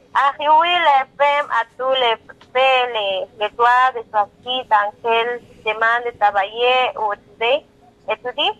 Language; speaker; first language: French; non-native, learner; Spanish